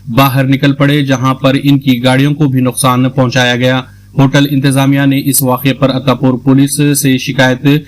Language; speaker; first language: Hindi; non-native, local second language; Urdu